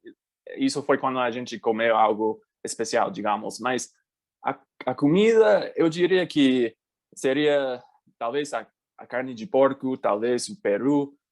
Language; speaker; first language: Portuguese; non-native, fluent; English